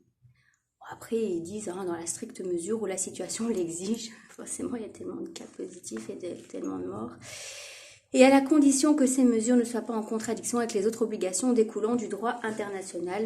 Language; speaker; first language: French; native; French